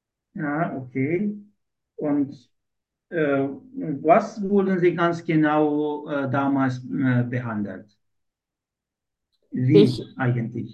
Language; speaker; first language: German; non-native, learner; Turkish